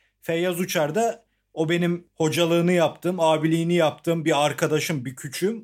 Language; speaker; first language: Turkish; native; Turkish